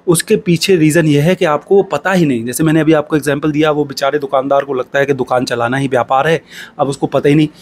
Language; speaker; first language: Hindi; native; Hindi